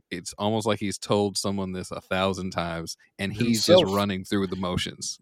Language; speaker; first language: English; native; English